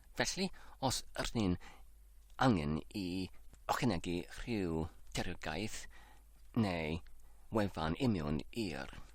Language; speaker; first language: Welsh; non-native, learner; English